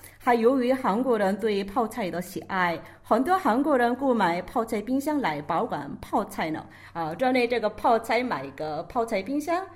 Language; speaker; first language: Chinese; non-native, fluent; Korean